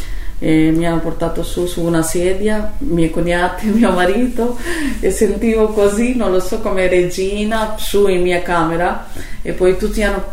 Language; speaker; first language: Italian; non-native, learner; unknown